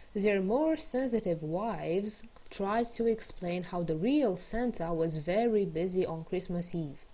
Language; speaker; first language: English; non-native, fluent; Romanian